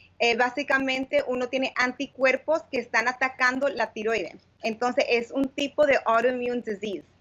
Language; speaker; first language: Spanish; early bilingual, heritage; Spanish